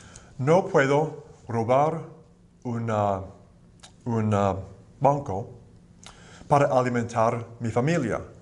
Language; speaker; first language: Spanish; non-native, fluent; English